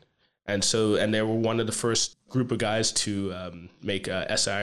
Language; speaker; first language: English; native; English